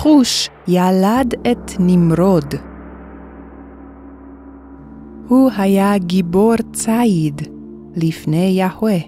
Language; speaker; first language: Hebrew; non-native, fluent; Korean